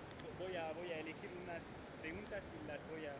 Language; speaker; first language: Spanish; non-native, fluent; French